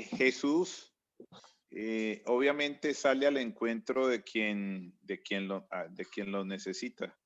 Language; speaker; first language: Spanish; native; Spanish